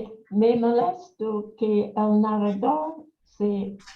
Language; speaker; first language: Spanish; non-native, learner; English